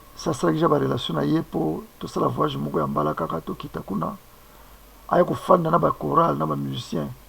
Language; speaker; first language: Lingala; non-native, local second language; Kongo